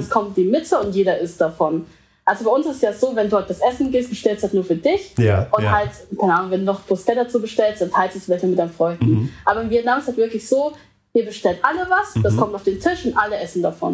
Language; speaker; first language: German; early bilingual, other home language; Vietnamese